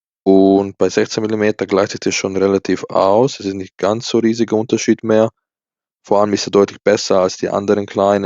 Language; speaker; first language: German; native; German